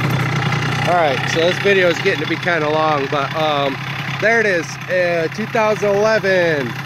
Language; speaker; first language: English; native; English